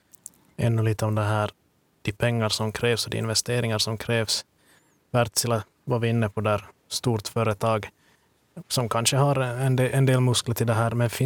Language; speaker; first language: Swedish; native; Swedish